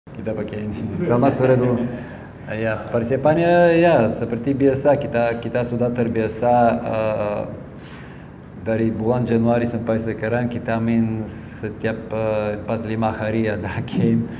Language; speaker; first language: Indonesian; non-native, fluent; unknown